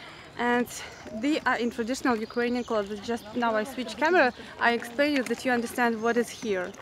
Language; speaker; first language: English; non-native, fluent; Ukrainian